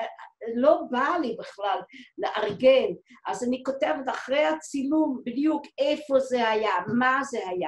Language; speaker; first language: Hebrew; non-native, fluent; Dutch